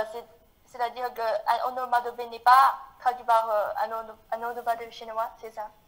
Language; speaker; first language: French; non-native, fluent; Chinese